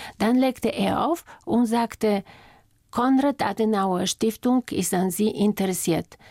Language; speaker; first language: German; non-native, fluent; Bulgarian